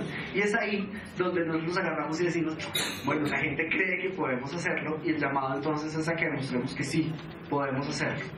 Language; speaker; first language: Spanish; native; Spanish